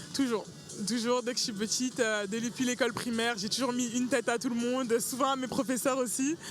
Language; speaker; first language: French; early bilingual, other home language; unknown